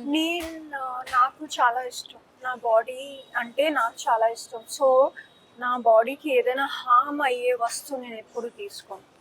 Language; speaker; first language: Telugu; non-native, local second language; Punjabi